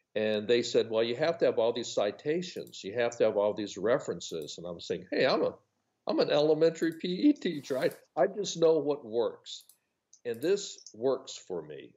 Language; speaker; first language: English; native; English